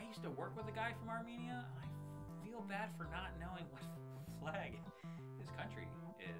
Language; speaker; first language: English; native; English